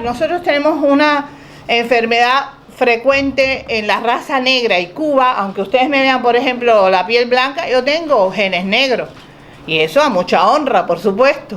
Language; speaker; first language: Spanish; native; Spanish